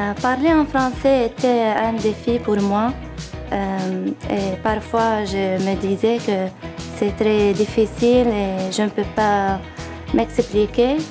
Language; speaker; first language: French; non-native, learner; Arabic